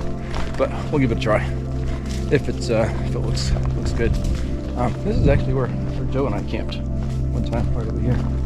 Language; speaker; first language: English; native; English